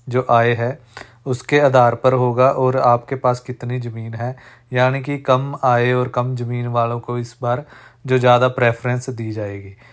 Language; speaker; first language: Hindi; non-native, local second language; Punjabi